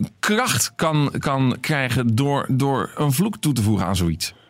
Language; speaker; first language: Dutch; native; Dutch